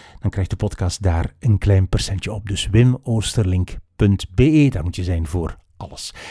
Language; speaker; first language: Dutch; native; Dutch